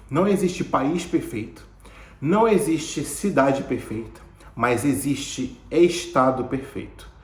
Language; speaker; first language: Portuguese; native; Portuguese